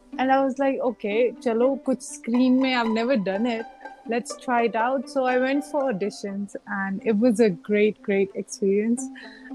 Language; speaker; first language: English; native; English